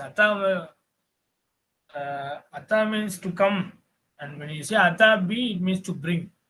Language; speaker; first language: English; non-native, local second language; Tamil